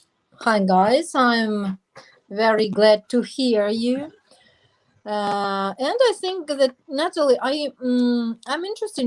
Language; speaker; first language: English; non-native, fluent; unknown